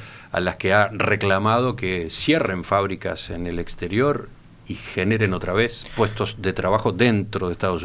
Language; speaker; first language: Spanish; native; Spanish